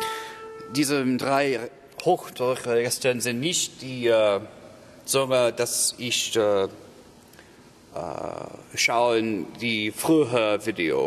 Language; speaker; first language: German; non-native, learner; English